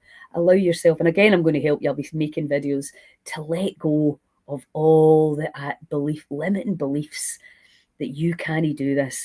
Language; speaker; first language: English; native; English